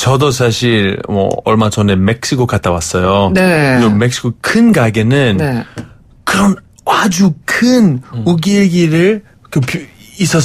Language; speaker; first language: Korean; non-native, fluent; Greek